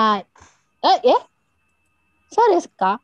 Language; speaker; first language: Japanese; non-native, learner; Indonesian